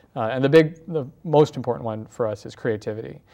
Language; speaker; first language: English; native; English